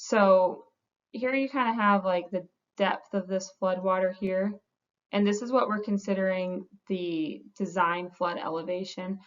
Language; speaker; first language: English; native; English